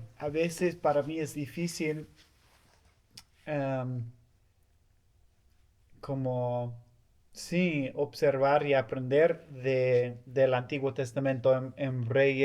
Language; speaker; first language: Spanish; non-native, fluent; English